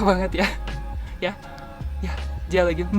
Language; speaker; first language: Indonesian; non-native, fluent; Russian